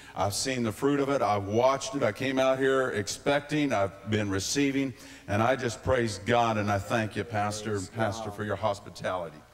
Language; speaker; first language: English; native; English